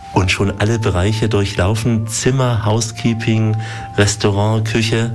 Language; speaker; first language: German; native; German